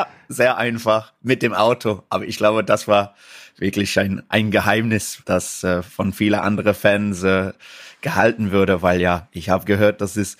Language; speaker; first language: German; non-native, fluent; English